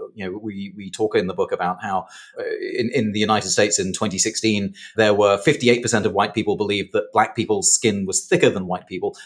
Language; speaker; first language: English; native; English